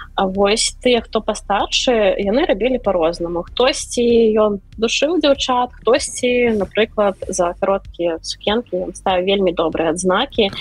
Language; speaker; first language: Belarusian; non-native, local second language; Russian